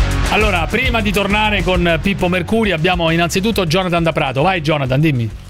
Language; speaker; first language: Italian; native; Italian